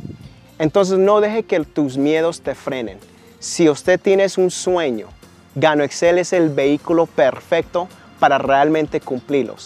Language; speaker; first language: Spanish; early bilingual, heritage; Spanish